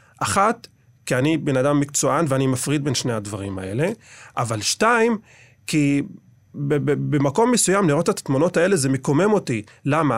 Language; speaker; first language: Hebrew; non-native, local second language; Arabic